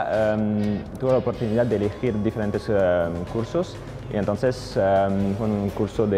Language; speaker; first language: Spanish; non-native, fluent; French